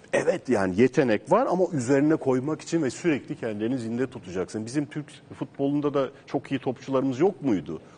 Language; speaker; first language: Turkish; native; Turkish